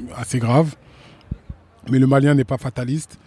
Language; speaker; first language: French; native; French